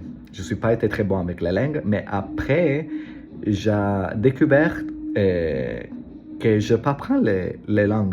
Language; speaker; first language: French; non-native, learner; Italian